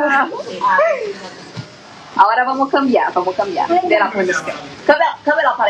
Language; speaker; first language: Spanish; non-native, learner; Portuguese